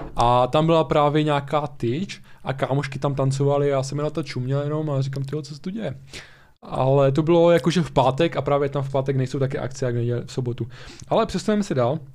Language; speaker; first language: Czech; early bilingual, other home language; Slovak